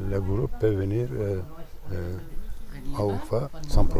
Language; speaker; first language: French; non-native, fluent; Turkish